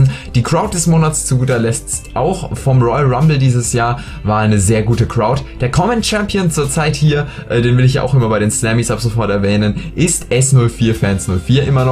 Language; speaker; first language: German; native; German